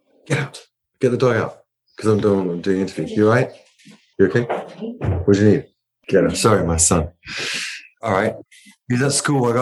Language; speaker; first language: English; native; English